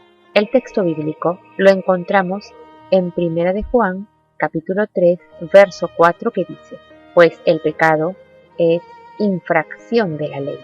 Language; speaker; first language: Spanish; native; Spanish